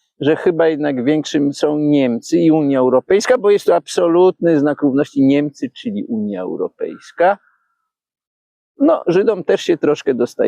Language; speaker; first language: Polish; native; Polish